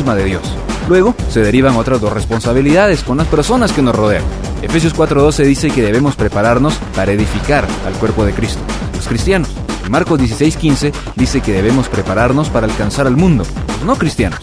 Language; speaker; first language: Spanish; native; Spanish